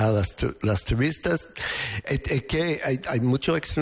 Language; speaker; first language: Spanish; non-native, learner; English